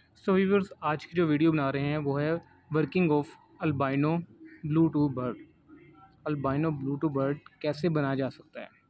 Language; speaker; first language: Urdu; non-native, local second language; Punjabi